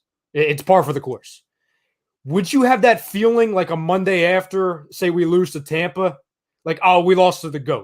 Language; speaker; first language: English; native; English